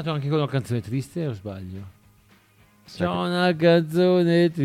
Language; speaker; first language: Italian; native; Italian